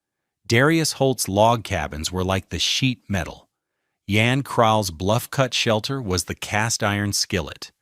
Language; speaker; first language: English; native; English